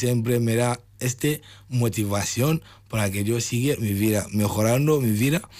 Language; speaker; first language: Spanish; non-native, learner; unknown